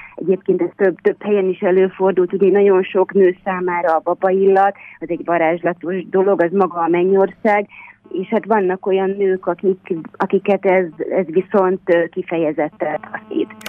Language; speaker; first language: Hungarian; native; Hungarian